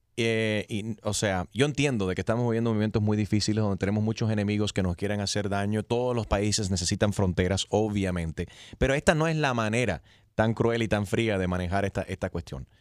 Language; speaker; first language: Spanish; early bilingual, heritage; Spanish